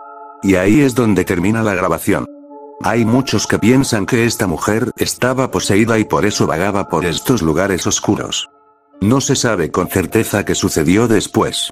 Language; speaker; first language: Spanish; native; Spanish